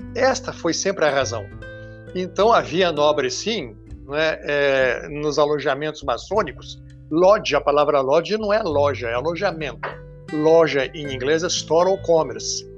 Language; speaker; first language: Portuguese; non-native, fluent; Hebrew